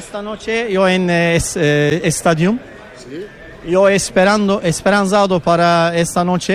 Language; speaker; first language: Spanish; non-native, learner; Turkish